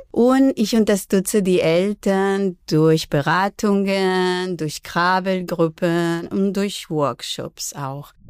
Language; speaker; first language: German; non-native, fluent; Spanish